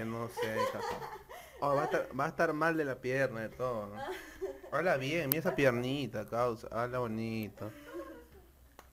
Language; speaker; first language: Spanish; native; Spanish